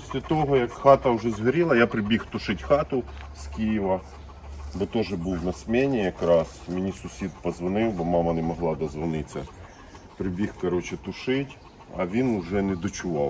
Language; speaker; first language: Ukrainian; native; Ukrainian